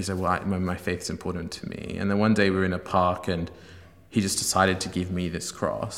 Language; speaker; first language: English; native; English